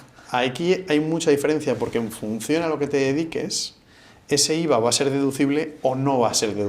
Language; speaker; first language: Spanish; native; Spanish